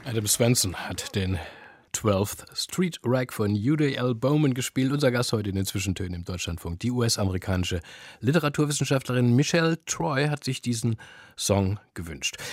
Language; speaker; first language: German; native; German